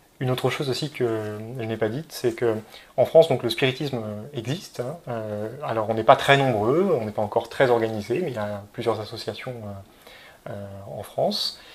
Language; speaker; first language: French; native; French